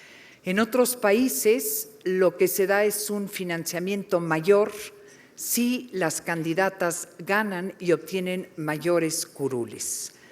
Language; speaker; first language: Spanish; native; Spanish